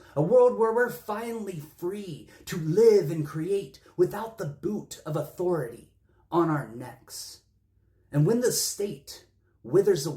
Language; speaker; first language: English; native; English